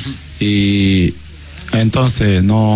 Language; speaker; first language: Spanish; non-native, learner; Portuguese